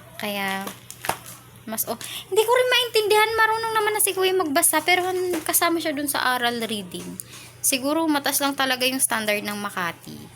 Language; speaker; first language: Filipino; non-native, local second language; Cebuano